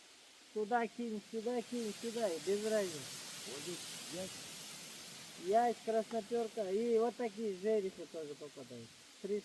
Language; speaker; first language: Russian; non-native, local second language; Kyrgyz